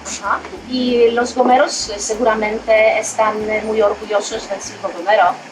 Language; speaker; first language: Spanish; non-native, fluent; Polish